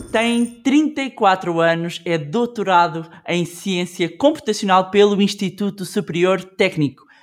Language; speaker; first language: Portuguese; native; Portuguese